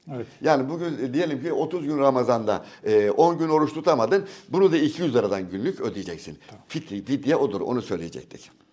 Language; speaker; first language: Turkish; native; Turkish